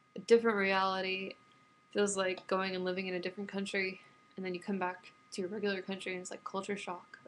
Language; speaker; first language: English; native; English